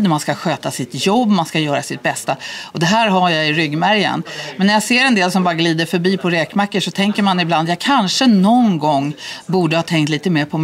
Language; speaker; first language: Swedish; native; Swedish